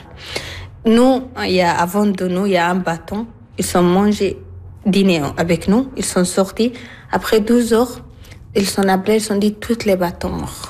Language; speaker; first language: French; non-native, learner; Arabic